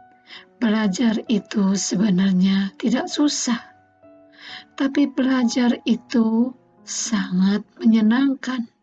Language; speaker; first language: Indonesian; native; Indonesian